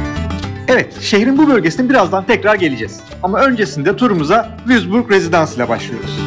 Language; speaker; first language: Turkish; native; Turkish